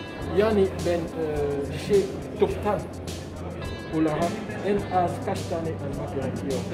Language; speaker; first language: Turkish; non-native, learner; French